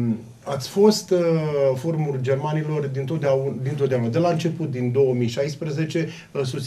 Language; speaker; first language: Romanian; native; Romanian